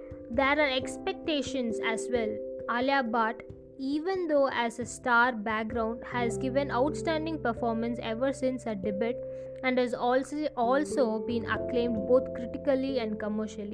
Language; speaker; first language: English; non-native, local second language; Tamil